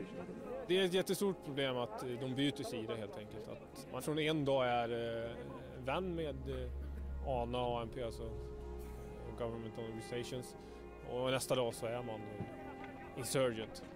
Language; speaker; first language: Swedish; native; Swedish